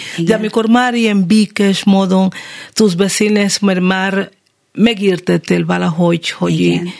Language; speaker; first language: Hungarian; non-native, learner; Spanish